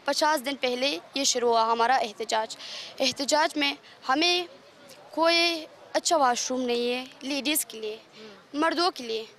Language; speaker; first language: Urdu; non-native, learner; Persian